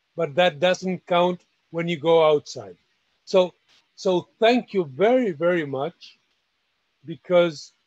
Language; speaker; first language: English; non-native, fluent; Spanish